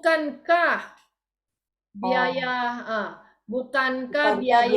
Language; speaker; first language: Indonesian; native; Indonesian